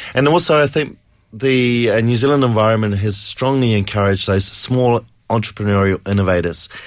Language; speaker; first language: English; native; English